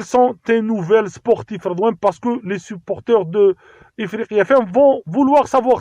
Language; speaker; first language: French; non-native, local second language; Arabic